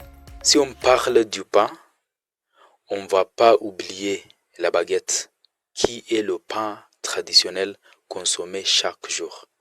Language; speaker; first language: French; non-native, fluent; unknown